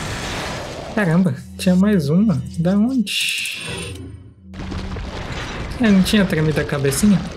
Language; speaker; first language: Portuguese; native; Portuguese